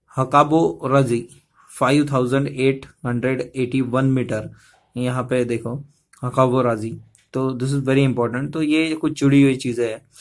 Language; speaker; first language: Hindi; non-native, local second language; Marathi